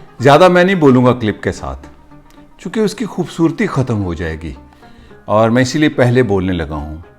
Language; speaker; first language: Hindi; non-native, local second language; Punjabi